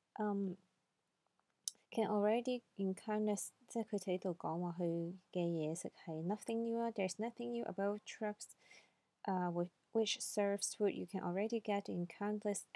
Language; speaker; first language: English; non-native, local second language; Cantonese